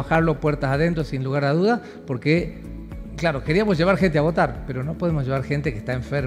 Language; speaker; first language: Spanish; native; Spanish